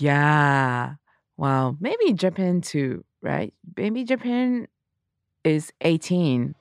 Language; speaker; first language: English; non-native, learner; Japanese